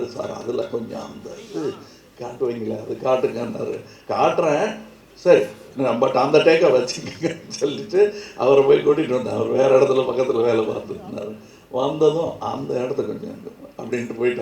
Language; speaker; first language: Tamil; native; Tamil